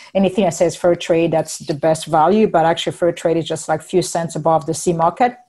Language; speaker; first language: English; non-native, fluent; Rundi